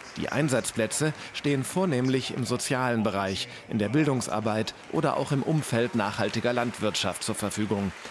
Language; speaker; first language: German; native; German